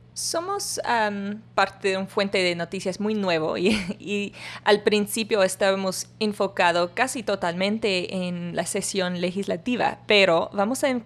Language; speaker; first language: Spanish; non-native, learner; English